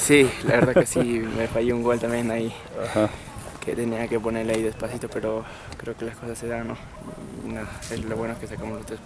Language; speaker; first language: Spanish; native; Spanish